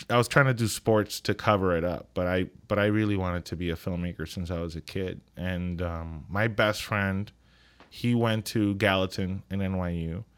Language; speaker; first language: English; non-native, fluent; Spanish